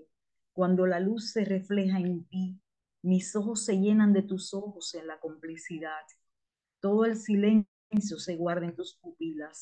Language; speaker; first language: Spanish; native; Spanish